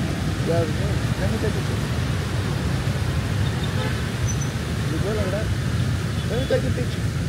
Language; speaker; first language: English; non-native, fluent; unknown